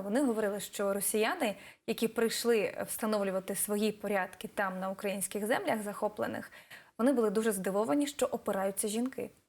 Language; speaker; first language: Ukrainian; native; Ukrainian